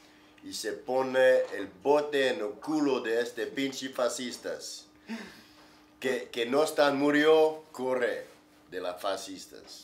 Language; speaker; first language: Spanish; non-native, learner; English